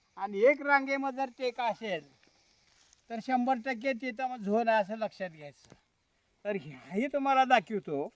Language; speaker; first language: Marathi; native; Marathi